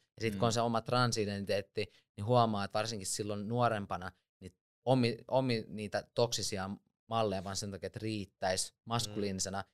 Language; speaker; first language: Finnish; native; Finnish